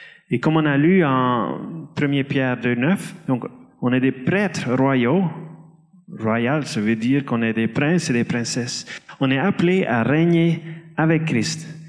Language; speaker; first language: French; non-native, fluent; Dutch